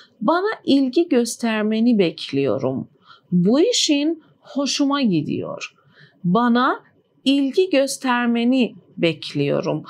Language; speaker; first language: Turkish; non-native, fluent; Persian